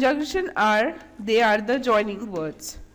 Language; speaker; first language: English; non-native, local second language; Hindi